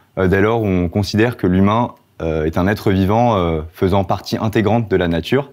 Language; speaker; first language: French; native; French